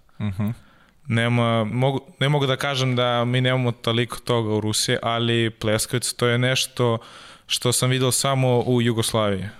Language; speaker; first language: Serbian; non-native, learner; Russian